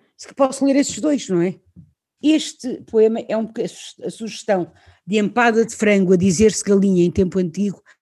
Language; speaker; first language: Portuguese; native; Portuguese